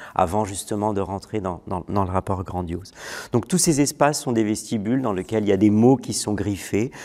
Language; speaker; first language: French; non-native, local second language; Malagasy